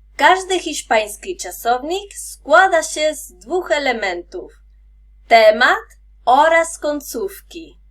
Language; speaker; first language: Polish; non-native, fluent; Spanish